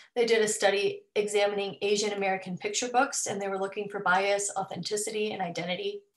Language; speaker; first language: English; native; English